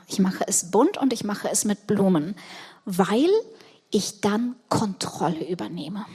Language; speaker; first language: German; early bilingual, other home language; Russian